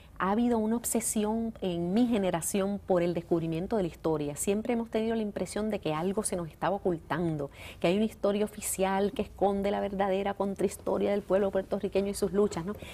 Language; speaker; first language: Spanish; native; Spanish